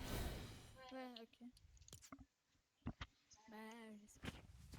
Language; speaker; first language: French; native; French